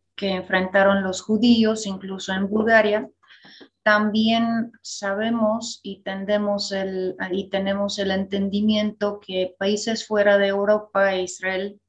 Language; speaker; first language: Spanish; non-native, fluent; Bulgarian